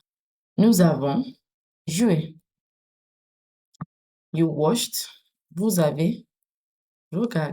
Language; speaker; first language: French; non-native, fluent; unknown